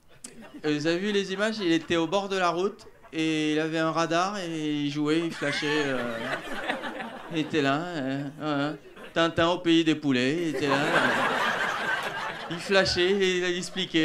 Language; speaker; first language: French; native; French